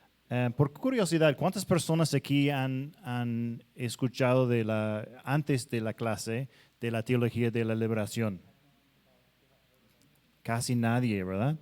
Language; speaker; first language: Spanish; non-native, fluent; English